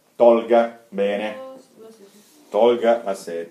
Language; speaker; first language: Italian; non-native, fluent; Russian